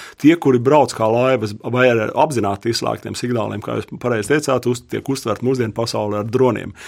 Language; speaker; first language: Latvian; native; Latvian